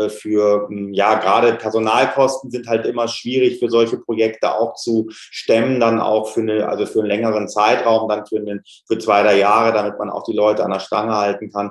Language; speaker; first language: German; native; German